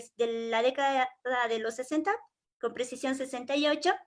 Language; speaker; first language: Spanish; native; Spanish